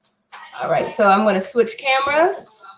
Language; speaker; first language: English; native; English